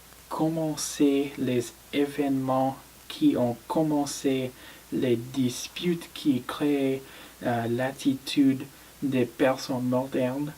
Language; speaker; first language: French; non-native, learner; English